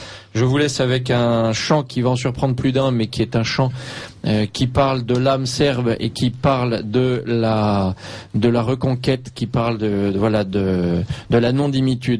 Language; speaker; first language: French; native; French